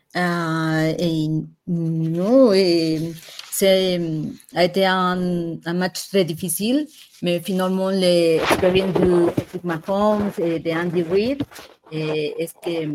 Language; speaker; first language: French; non-native, fluent; Spanish